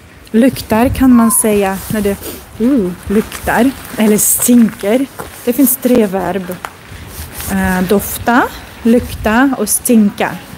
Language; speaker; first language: Swedish; non-native, fluent; Russian